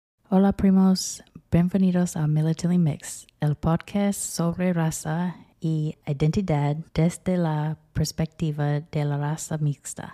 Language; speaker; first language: Spanish; non-native, learner; English